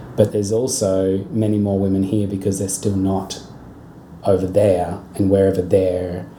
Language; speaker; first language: English; native; English